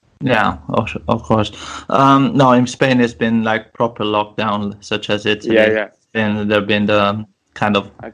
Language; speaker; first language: English; non-native, fluent; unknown